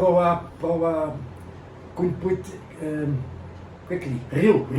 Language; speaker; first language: Thai; non-native, learner; Dutch